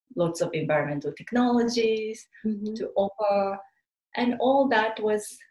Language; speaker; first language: English; non-native, fluent; Japanese